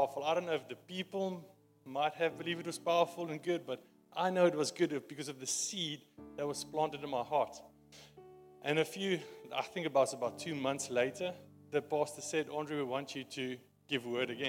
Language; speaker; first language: English; non-native, local second language; Afrikaans